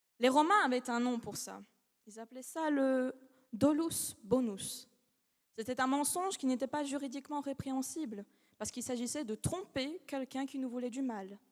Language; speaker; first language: French; non-native, fluent; Russian